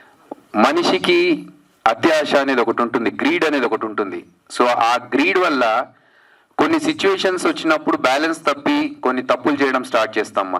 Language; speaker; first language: Telugu; native; Telugu